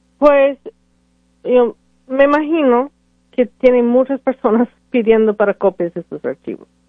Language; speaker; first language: Spanish; early bilingual, heritage; Spanish